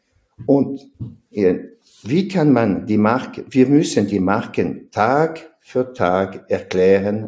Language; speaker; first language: German; non-native, fluent; French